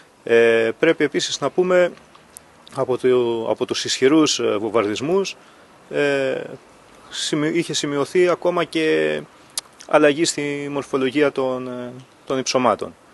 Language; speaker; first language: Greek; native; Greek